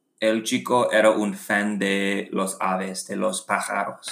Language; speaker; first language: Spanish; non-native, learner; English